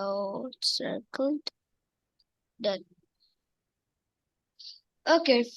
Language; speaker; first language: English; non-native, local second language; Urdu